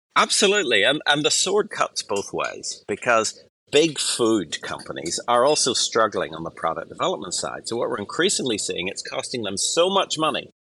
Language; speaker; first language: English; native; English